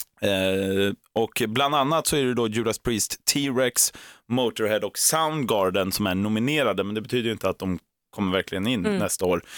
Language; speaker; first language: Swedish; native; Swedish